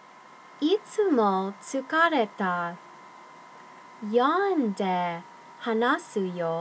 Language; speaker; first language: Japanese; non-native, learner; English